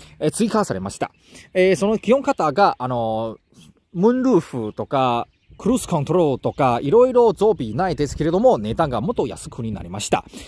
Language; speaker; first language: Japanese; non-native, learner; Chinese